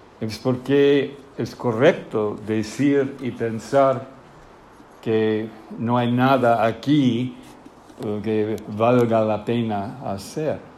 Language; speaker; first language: Spanish; non-native, fluent; English